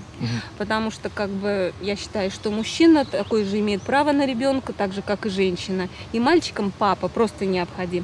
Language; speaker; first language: Russian; native; Russian